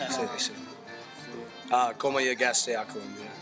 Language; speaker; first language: Spanish; non-native, learner; English